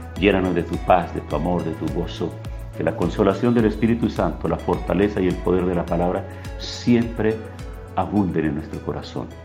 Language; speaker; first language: Spanish; native; Spanish